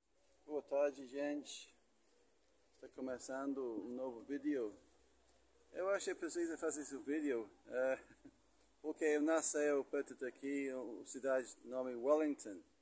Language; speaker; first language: Portuguese; non-native, learner; English